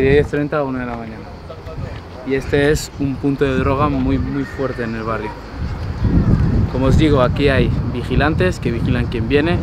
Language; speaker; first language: Spanish; native; Spanish